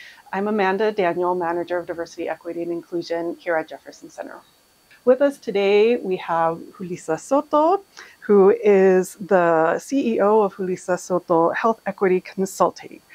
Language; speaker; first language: English; native; English